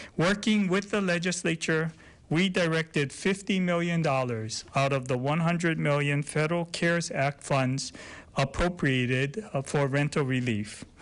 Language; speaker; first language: English; native; English